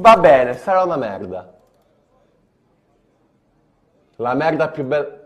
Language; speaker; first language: Italian; native; Italian